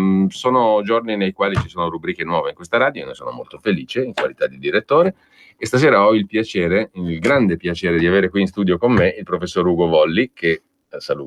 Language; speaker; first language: Italian; native; Italian